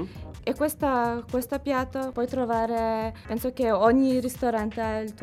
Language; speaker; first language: Italian; non-native, learner; Lithuanian